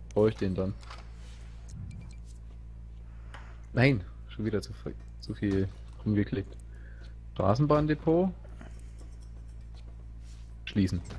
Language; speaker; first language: German; native; German